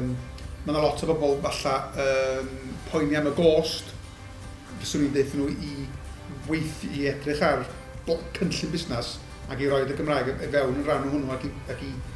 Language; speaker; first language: Welsh; native; Welsh